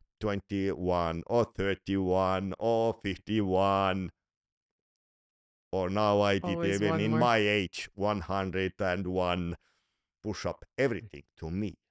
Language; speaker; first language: English; non-native, learner; Estonian